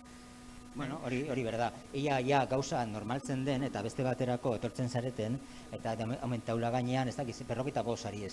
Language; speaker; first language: Basque; non-native, local second language; Spanish